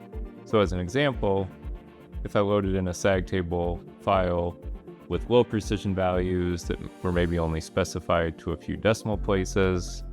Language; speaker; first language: English; native; English